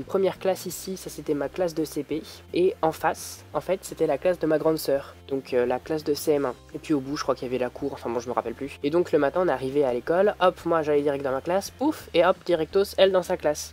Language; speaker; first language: French; native; French